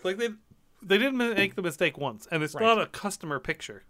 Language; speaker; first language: English; native; English